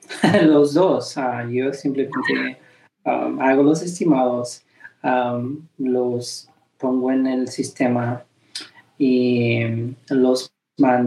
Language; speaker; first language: Spanish; early bilingual, heritage; Spanish